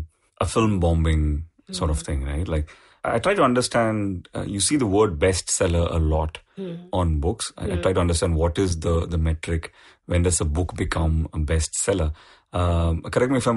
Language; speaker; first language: English; non-native, local second language; Tamil